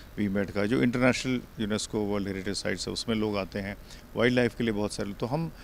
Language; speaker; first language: Hindi; native; Hindi